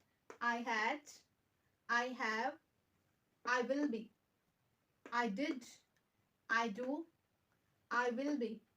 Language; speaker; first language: English; non-native, local second language; Hindi